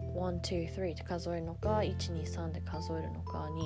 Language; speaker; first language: Japanese; early bilingual, other home language; English